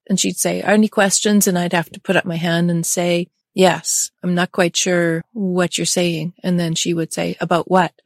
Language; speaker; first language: English; early bilingual, other home language; German